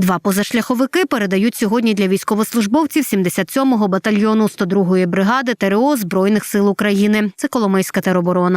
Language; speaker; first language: Ukrainian; native; Ukrainian